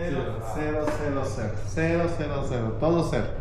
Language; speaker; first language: Spanish; native; Spanish